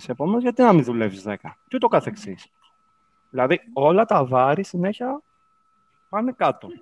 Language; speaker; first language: Greek; native; Greek